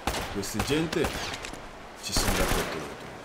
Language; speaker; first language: Italian; early bilingual, heritage; Italian